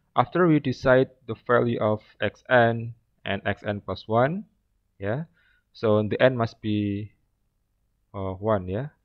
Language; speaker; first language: English; non-native, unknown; Indonesian